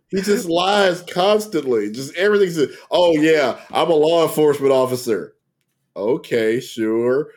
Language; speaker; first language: English; native; English